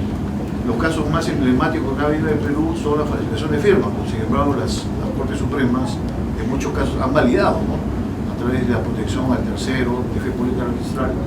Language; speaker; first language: Spanish; native; Spanish